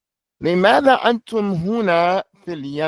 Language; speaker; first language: Arabic; non-native, fluent; English